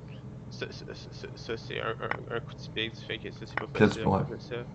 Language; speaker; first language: French; native; French